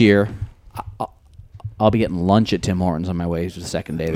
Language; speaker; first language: English; native; English